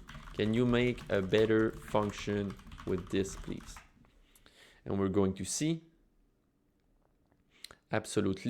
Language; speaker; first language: English; non-native, fluent; French